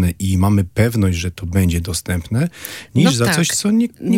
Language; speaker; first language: Polish; native; Polish